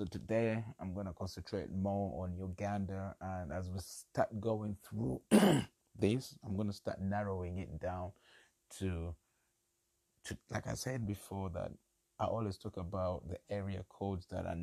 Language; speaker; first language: English; non-native, local second language; Ganda